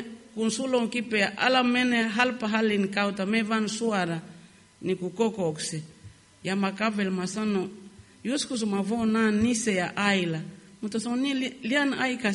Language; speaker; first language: Finnish; non-native, learner; Lingala